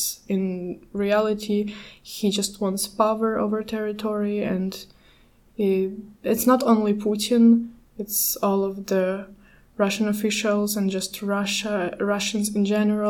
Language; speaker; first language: English; non-native, fluent; Ukrainian